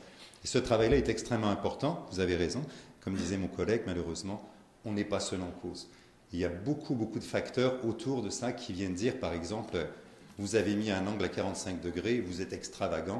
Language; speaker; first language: French; native; French